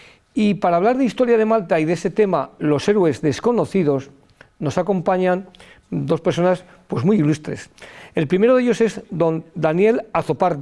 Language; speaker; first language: Spanish; native; Spanish